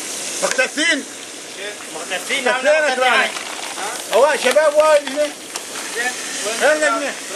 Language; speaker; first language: Arabic; native; Arabic